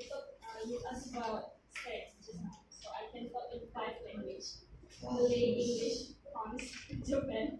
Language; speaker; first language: English; non-native, local second language; Malay